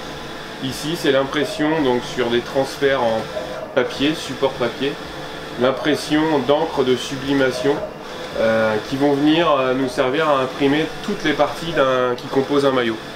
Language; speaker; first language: French; native; French